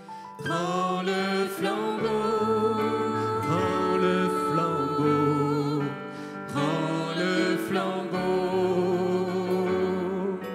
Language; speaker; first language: French; native; French